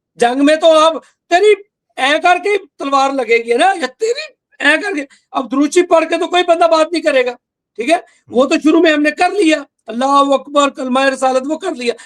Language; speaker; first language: Urdu; non-native, local second language; Punjabi